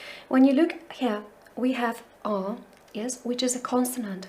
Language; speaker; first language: English; non-native, fluent; Polish